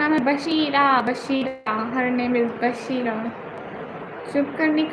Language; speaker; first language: Hindi; non-native, local second language; Punjabi